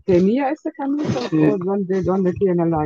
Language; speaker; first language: Spanish; non-native, learner; German